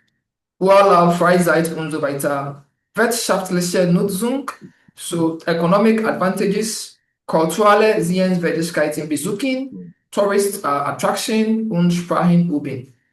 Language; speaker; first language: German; non-native, fluent; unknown